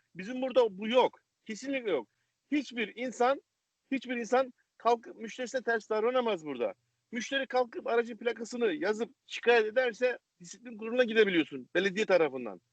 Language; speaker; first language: Turkish; native; Turkish